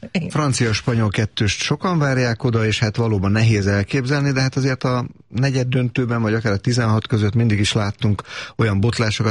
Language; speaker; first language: Hungarian; native; Hungarian